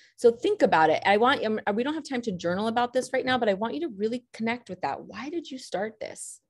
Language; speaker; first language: English; native; English